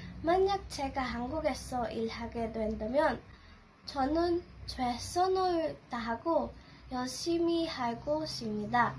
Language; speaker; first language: Korean; non-native, learner; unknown